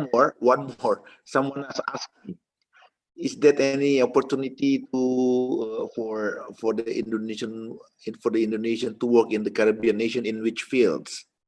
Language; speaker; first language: English; non-native, learner; Indonesian